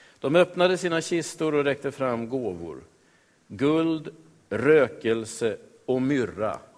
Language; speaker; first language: Swedish; native; Swedish